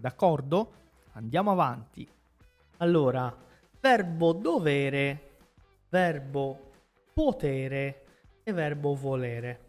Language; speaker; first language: Italian; non-native, fluent; Portuguese